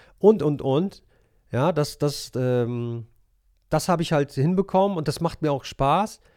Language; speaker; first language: German; early bilingual, other home language; Polish